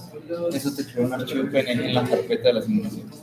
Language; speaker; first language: Spanish; native; Spanish